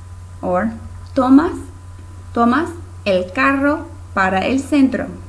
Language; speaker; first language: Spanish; non-native, fluent; English